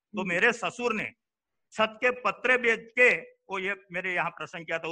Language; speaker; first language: Hindi; non-native, local second language; Gujarati